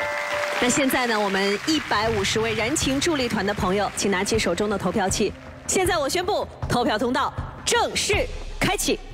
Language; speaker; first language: Chinese; native; Chinese